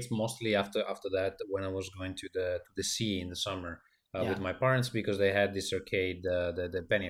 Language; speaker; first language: English; non-native, fluent; Italian